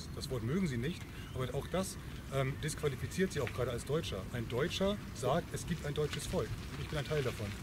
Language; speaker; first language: German; native; German